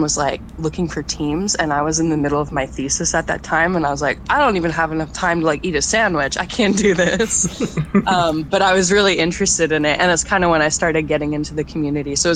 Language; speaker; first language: English; native; English